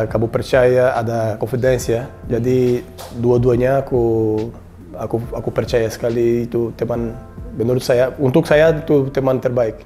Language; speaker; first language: Indonesian; non-native, learner; Portuguese